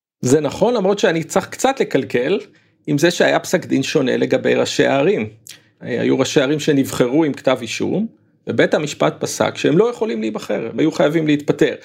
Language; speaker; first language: Hebrew; native; Hebrew